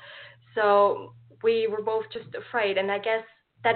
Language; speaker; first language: English; non-native, fluent; German